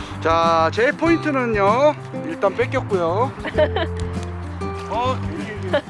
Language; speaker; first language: Korean; native; Korean